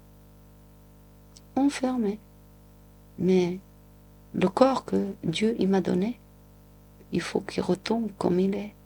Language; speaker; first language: French; non-native, local second language; Arabic